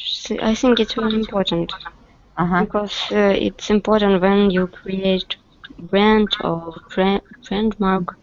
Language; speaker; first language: English; non-native, learner; Russian